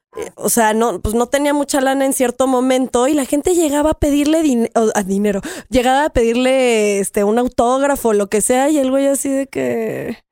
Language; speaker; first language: Spanish; native; Spanish